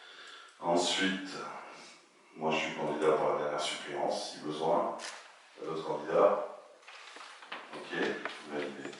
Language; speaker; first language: French; native; French